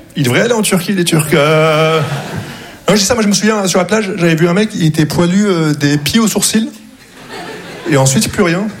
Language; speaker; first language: French; non-native, local second language; Arabic